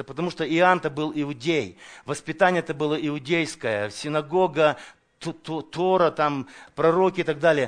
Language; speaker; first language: Russian; native; Russian